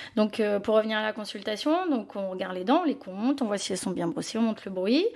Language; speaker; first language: French; native; French